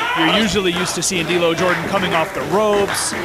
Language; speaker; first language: English; native; English